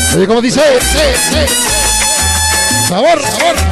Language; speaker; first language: Spanish; native; Spanish